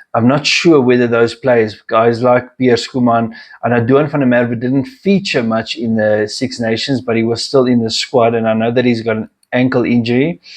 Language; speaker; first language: English; non-native, local second language; Afrikaans